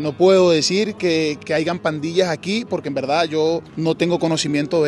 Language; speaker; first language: Spanish; native; Spanish